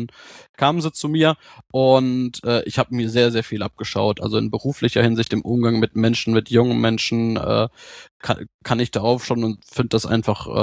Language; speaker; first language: German; native; German